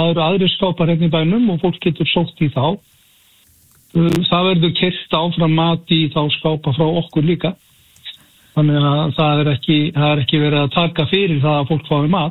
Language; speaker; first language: Icelandic; native; Icelandic